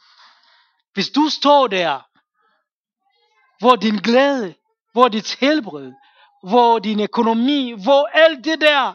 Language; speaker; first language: Danish; non-native, fluent; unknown